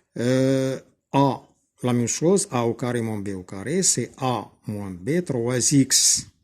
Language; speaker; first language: French; non-native, local second language; Arabic